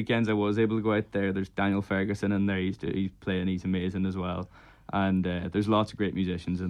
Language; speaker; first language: English; native; English